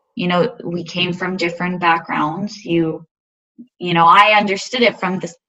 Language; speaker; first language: English; native; English